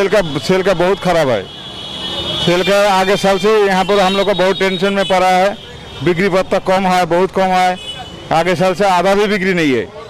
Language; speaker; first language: Hindi; non-native, local second language; Bangla